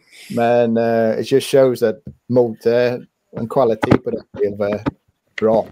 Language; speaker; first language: Swedish; non-native, fluent; English